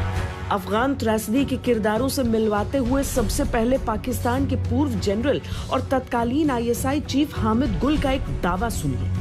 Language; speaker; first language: Hindi; native; Hindi